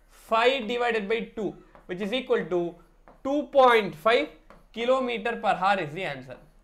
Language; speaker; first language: English; non-native, local second language; Tamil